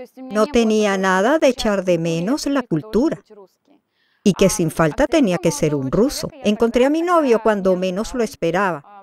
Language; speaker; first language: Spanish; non-native, fluent; Russian